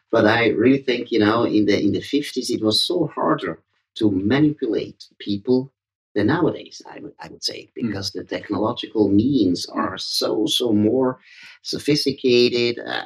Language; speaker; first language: English; non-native, fluent; German